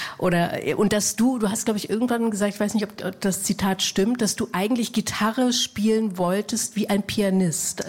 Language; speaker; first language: German; native; German